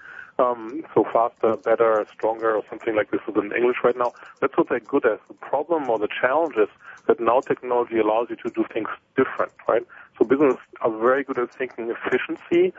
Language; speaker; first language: English; non-native, fluent; Italian